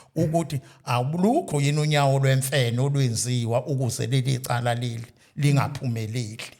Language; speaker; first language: Zulu; native; Zulu